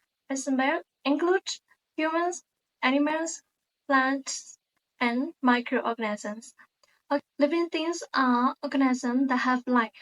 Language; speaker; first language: English; non-native, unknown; Burmese